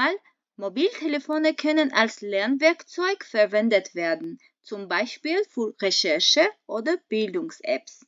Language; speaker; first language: German; non-native, fluent; Armenian